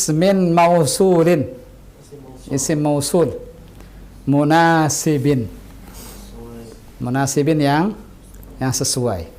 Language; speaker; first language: Indonesian; native; Indonesian